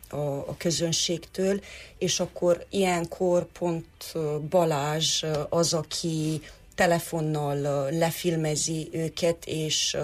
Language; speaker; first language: Hungarian; non-native, local second language; Romanian